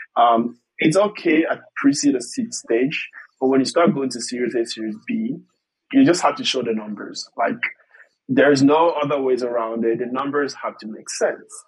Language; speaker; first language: English; non-native, fluent; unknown